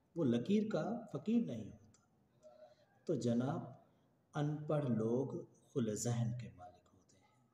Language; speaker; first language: Urdu; non-native, local second language; Sindhi